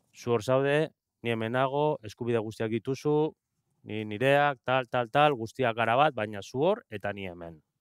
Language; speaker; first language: Basque; non-native, local second language; Spanish